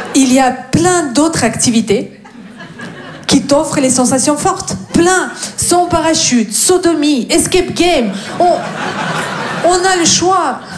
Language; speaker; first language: French; non-native, fluent; Russian